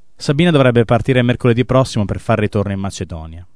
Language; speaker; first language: Italian; native; Italian